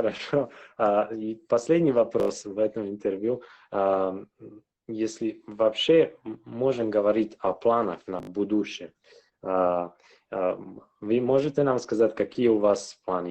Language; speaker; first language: Russian; non-native, local second language; Serbian